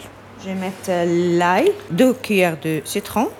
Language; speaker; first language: French; non-native, learner; Arabic